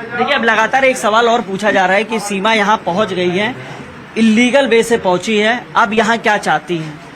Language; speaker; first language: Hindi; native; Hindi